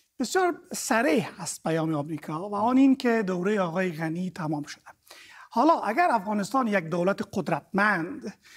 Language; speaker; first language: Persian; native; Persian